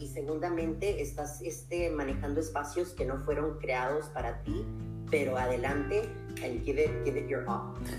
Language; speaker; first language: Spanish; early bilingual, heritage; Spanish